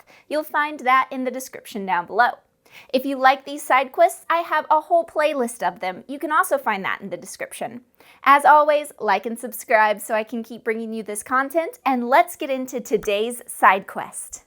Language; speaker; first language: English; native; English